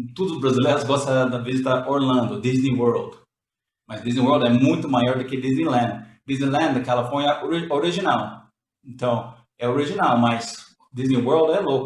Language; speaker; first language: Portuguese; non-native, learner; English